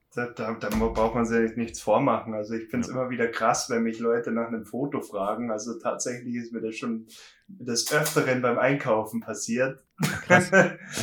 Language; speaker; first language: German; native; German